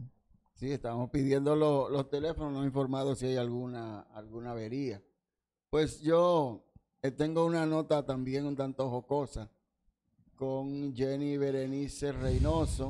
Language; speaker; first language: Spanish; native; Spanish